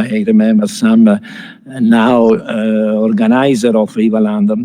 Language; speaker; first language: English; non-native, fluent; Italian